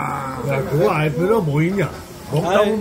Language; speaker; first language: Korean; native; Korean